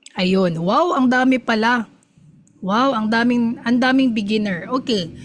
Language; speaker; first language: Filipino; non-native, local second language; Cebuano